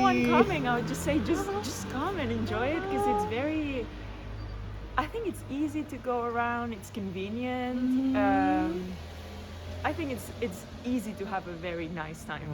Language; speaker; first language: English; non-native, fluent; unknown